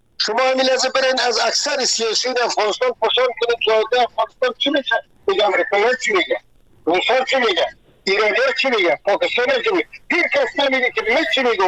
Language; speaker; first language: Persian; native; Persian